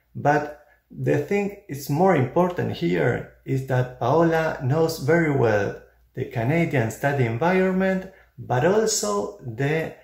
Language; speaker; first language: English; non-native, fluent; Spanish